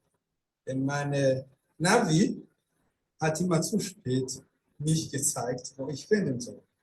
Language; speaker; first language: German; non-native, fluent; Rundi